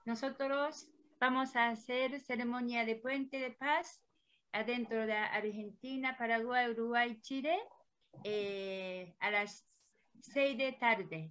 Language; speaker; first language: Spanish; non-native, learner; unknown